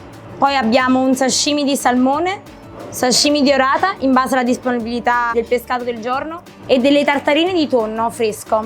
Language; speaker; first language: Italian; native; Italian